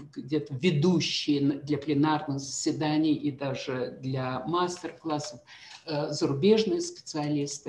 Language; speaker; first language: Russian; native; Russian